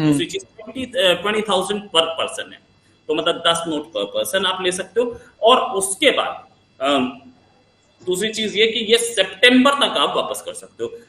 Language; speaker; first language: Hindi; native; Hindi